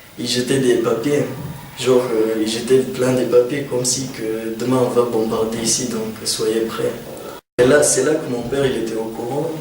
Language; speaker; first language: French; non-native, fluent; Kurdish